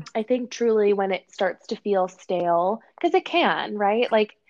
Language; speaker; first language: English; native; English